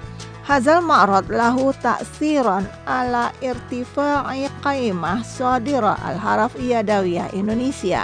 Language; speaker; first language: Arabic; non-native, fluent; Indonesian